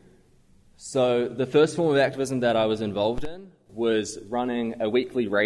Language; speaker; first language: English; native; English